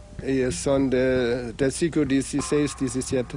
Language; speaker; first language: Spanish; non-native, fluent; German